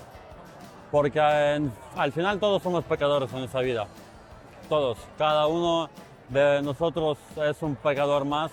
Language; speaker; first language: Spanish; non-native, fluent; Ukrainian